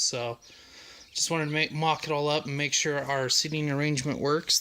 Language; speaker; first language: English; native; English